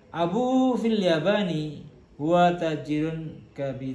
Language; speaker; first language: Arabic; non-native, fluent; Indonesian